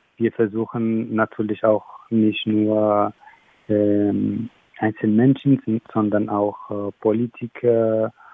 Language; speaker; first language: German; non-native, fluent; Arabic